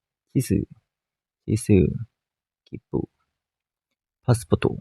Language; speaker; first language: Japanese; non-native, learner; Thai